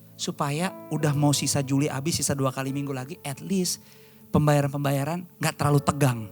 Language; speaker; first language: Indonesian; native; Indonesian